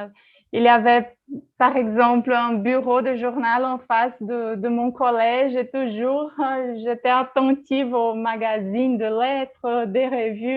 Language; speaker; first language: French; non-native, fluent; Portuguese